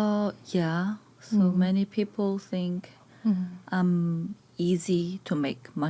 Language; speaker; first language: English; non-native, learner; Korean